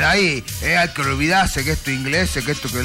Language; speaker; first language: Spanish; native; Spanish